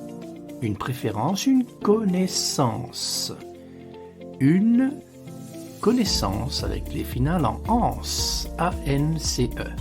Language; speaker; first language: French; non-native, fluent; Italian